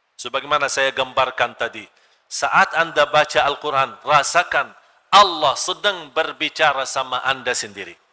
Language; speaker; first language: Malay; non-native, fluent; Arabic